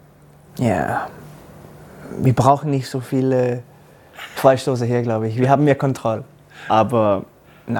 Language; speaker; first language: German; non-native, learner; Danish